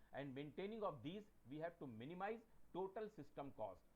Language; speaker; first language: English; non-native, local second language; Hindi